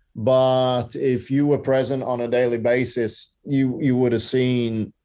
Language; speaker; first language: English; native; English